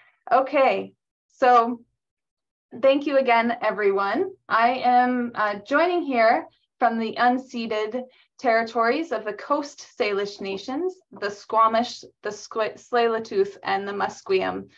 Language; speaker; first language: English; native; English